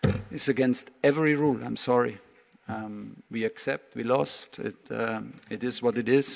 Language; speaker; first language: English; non-native, fluent; German